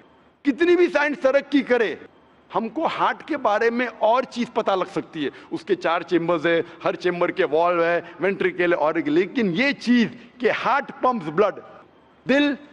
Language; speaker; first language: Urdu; non-native, local second language; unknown